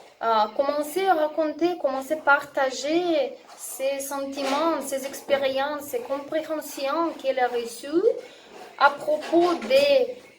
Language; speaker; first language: French; non-native, learner; Russian